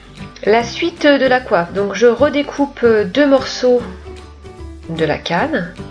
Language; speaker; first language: French; native; French